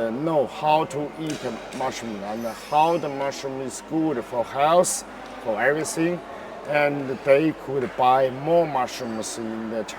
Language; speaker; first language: English; non-native, learner; Chinese